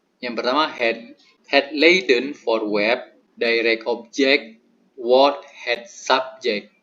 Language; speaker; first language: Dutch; non-native, learner; Indonesian